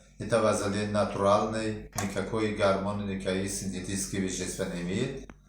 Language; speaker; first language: Russian; non-native, local second language; Uzbek